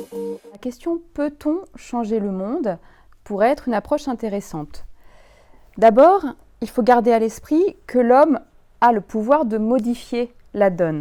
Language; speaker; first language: French; native; French